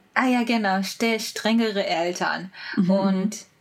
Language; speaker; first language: German; non-native, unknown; Japanese